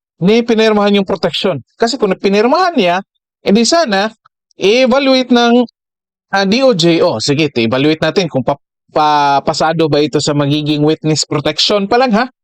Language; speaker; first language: Filipino; native; Filipino